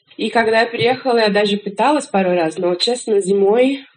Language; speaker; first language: Russian; non-native, fluent; Persian